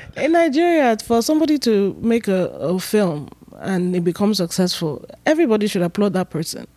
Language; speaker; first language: English; non-native, local second language; Igbo